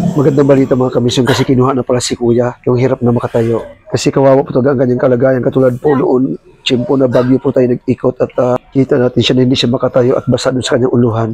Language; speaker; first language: Filipino; non-native, local second language; Cebuano